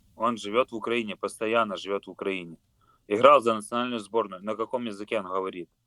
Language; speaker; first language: Russian; non-native, local second language; Ukrainian